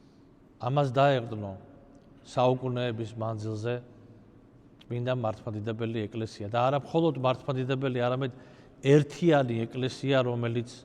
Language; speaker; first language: Georgian; native; Georgian